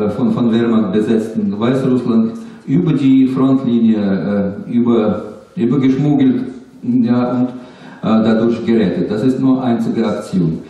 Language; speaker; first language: German; non-native, learner; Russian